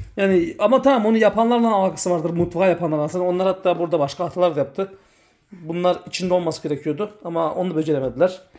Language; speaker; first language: Turkish; early bilingual, heritage; Turkish